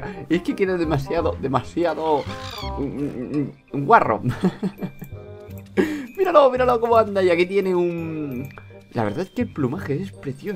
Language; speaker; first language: Spanish; native; Spanish